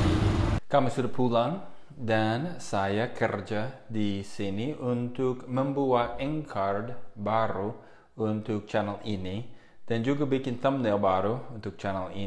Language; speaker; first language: Indonesian; non-native, fluent; English